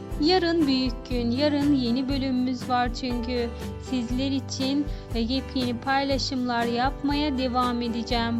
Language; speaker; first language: Turkish; native; Turkish